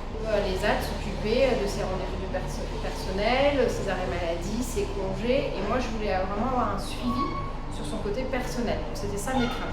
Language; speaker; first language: French; native; French